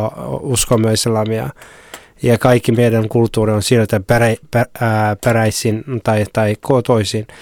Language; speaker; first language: Finnish; non-native, fluent; Somali